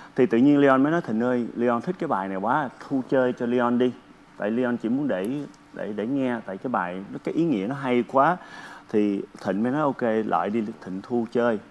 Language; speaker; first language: Vietnamese; early bilingual, heritage; Vietnamese